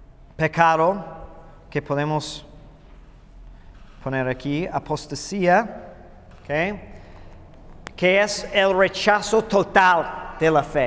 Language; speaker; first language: Spanish; non-native, fluent; English